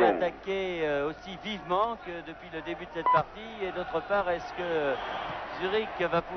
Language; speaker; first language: French; native; French